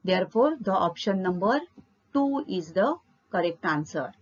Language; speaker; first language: English; non-native, local second language; Marathi